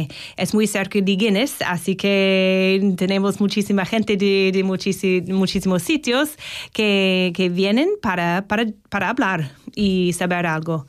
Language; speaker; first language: Spanish; non-native, fluent; English